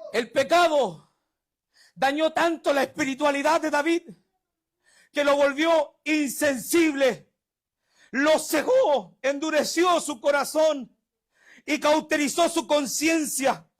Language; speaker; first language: Spanish; native; Spanish